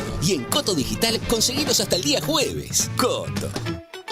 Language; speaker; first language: Spanish; native; Spanish